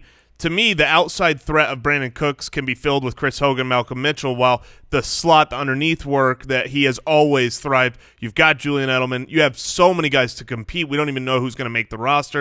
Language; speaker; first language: English; native; English